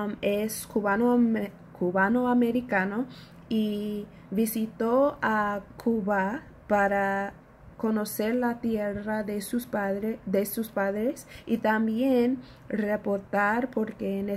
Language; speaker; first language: Spanish; non-native, learner; English